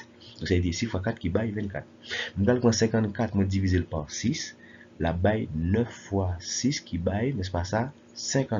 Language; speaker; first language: French; non-native, local second language; Haitian Creole